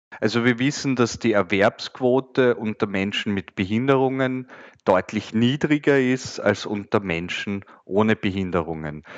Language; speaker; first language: German; native; German